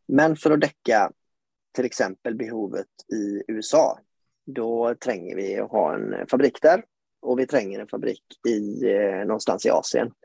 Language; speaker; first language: Swedish; native; Swedish